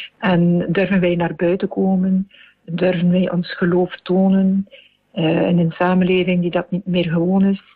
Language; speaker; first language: Dutch; native; Dutch